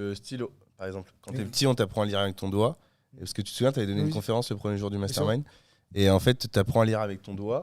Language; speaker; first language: French; native; French